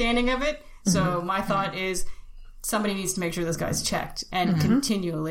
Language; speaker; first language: English; native; English